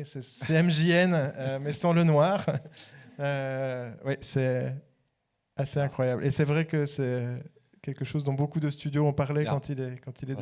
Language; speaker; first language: French; native; French